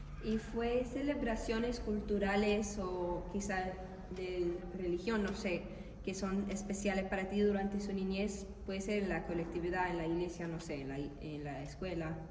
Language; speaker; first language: Spanish; non-native, learner; English